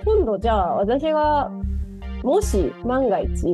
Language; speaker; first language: Japanese; native; Japanese